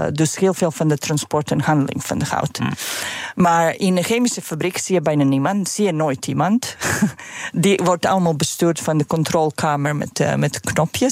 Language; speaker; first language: Dutch; non-native, fluent; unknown